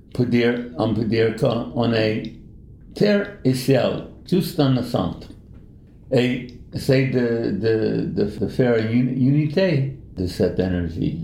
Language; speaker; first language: French; non-native, fluent; English